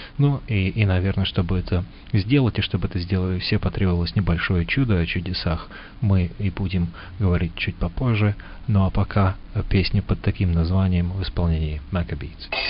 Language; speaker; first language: Russian; native; Russian